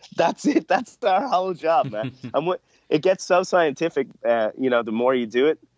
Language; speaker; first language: English; native; English